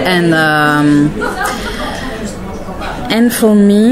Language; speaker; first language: English; non-native, learner; French